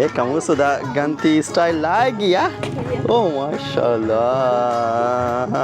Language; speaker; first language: Indonesian; non-native, learner; Persian